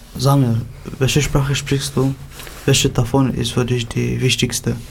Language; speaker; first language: German; native; German